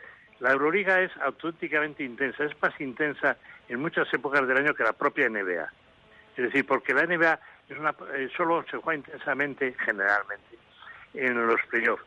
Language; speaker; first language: Spanish; native; Spanish